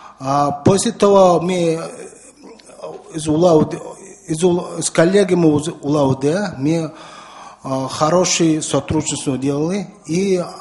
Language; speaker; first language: Russian; non-native, learner; Mongolian